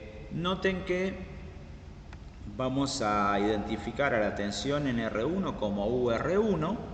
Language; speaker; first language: Spanish; native; Spanish